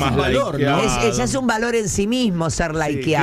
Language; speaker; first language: Spanish; native; Spanish